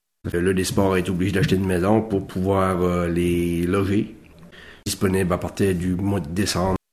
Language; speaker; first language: French; native; French